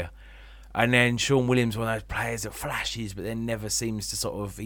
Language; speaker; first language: English; native; English